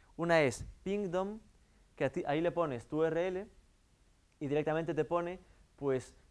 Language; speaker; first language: Spanish; native; Spanish